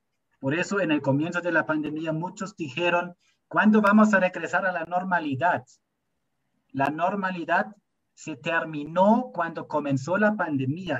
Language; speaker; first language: Spanish; non-native, fluent; German